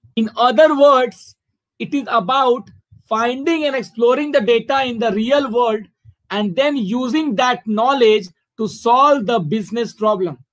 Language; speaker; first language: English; non-native, local second language; Hindi